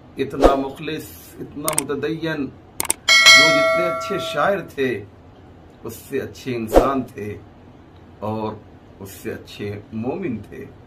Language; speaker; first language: Hindi; native; Hindi